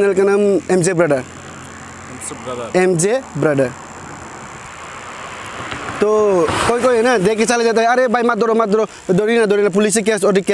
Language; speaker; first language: Hindi; non-native, local second language; Kok Borok